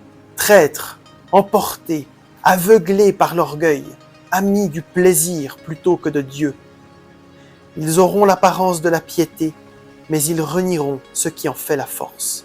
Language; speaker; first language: French; native; French